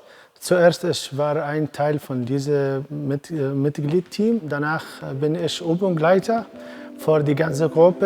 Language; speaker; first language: German; non-native, learner; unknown